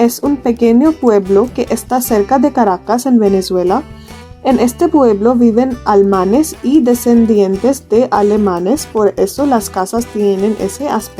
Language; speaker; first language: Spanish; non-native, fluent; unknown